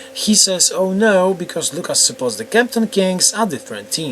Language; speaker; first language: English; non-native, fluent; Polish